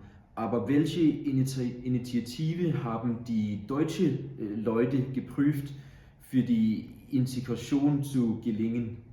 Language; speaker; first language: German; non-native, learner; Danish